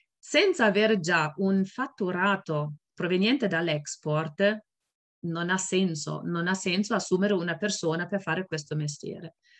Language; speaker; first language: Italian; non-native, fluent; German